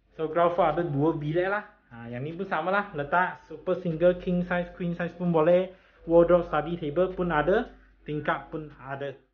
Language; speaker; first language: Malay; non-native, local second language; Chinese